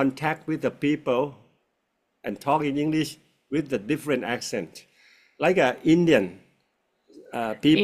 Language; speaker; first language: English; non-native, fluent; Thai